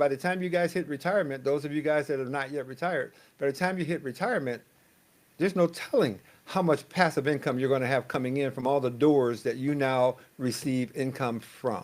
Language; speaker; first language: English; native; English